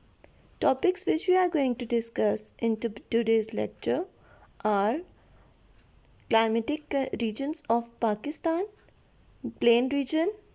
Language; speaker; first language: English; non-native, local second language; Urdu